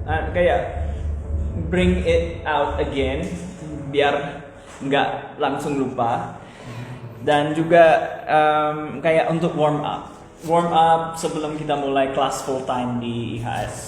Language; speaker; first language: Indonesian; non-native, fluent; English